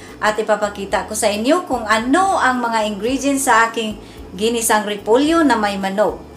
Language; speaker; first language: Filipino; non-native, local second language; Cebuano